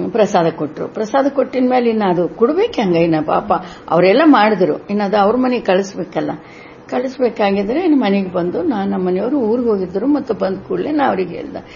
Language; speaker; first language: Kannada; non-native, local second language; Telugu